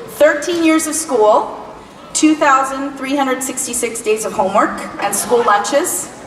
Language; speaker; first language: English; native; English